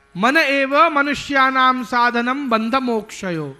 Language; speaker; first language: Hindi; non-native, local second language; Gujarati